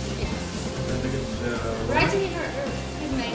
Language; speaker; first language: English; non-native, fluent; Turkish